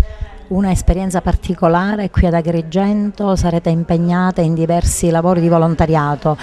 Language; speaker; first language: Italian; native; Italian